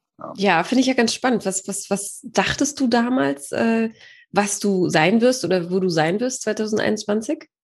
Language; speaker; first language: German; early bilingual, other home language; Polish